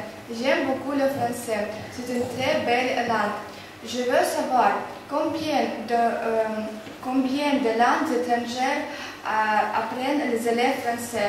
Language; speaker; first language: French; non-native, learner; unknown